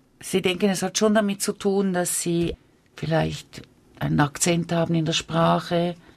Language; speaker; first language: German; native; German